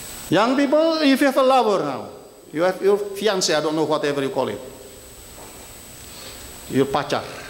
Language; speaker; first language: English; non-native, fluent; Indonesian